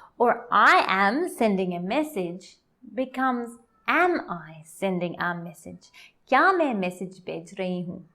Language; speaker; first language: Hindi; non-native, learner; English